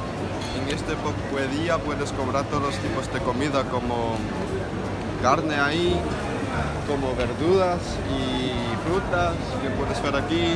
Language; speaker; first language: Spanish; non-native, learner; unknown